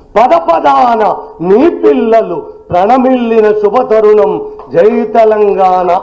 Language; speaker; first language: Telugu; native; Telugu